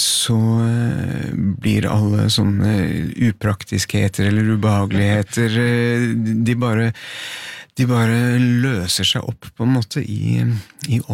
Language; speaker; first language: Norwegian; native; Norwegian